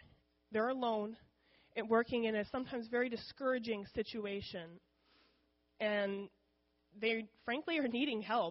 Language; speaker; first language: English; native; English